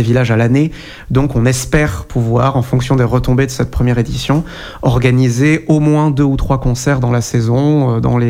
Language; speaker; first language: French; native; French